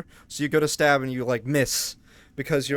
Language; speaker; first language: English; native; English